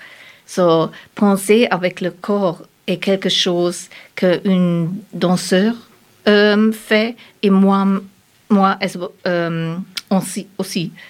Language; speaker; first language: French; non-native, learner; German